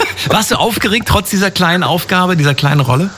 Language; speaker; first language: German; native; German